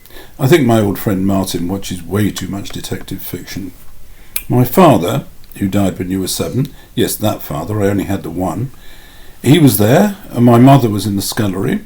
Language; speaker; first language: English; native; English